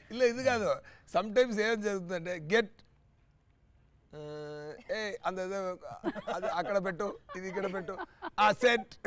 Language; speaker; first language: Telugu; non-native, fluent; Tamil